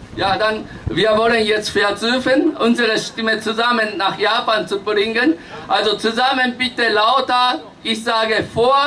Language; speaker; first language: German; non-native, fluent; Japanese